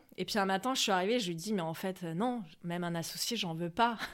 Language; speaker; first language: French; native; French